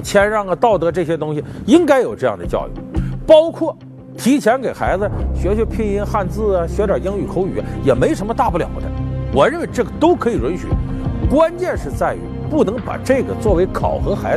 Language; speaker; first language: Chinese; native; Chinese